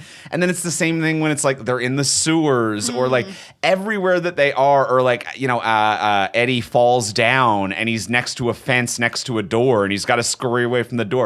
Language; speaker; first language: English; native; English